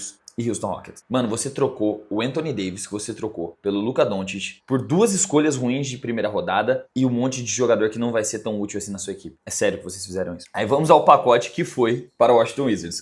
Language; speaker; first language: Portuguese; native; Portuguese